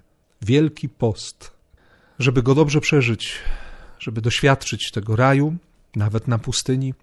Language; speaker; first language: Polish; native; Polish